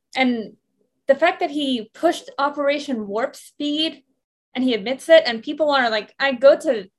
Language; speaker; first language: English; non-native, fluent; Persian